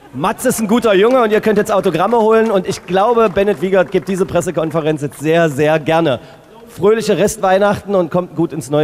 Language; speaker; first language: German; native; German